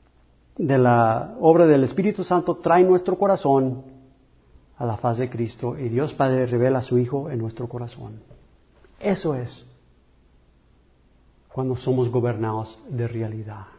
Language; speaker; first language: Spanish; early bilingual, heritage; English